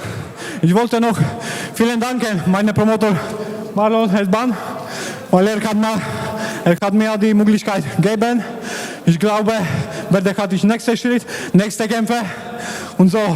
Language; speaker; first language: German; non-native, learner; Polish